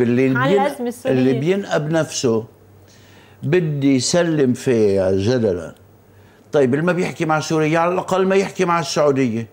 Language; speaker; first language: Arabic; native; Arabic